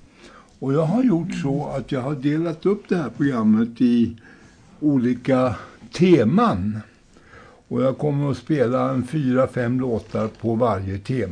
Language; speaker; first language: Swedish; native; Swedish